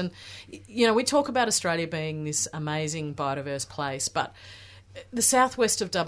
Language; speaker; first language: English; native; English